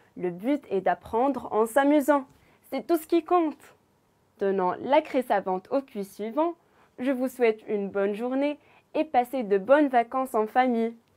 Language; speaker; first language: French; non-native, local second language; Arabic